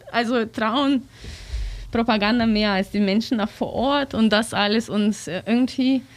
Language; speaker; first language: German; non-native, learner; Russian